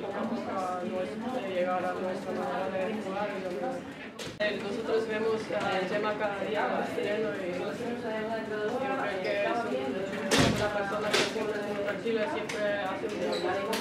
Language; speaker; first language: Spanish; non-native, learner; Norwegian